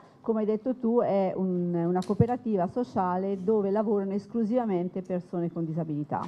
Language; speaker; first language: Italian; native; Italian